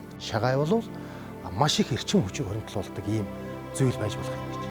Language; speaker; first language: Mongolian; native; Mongolian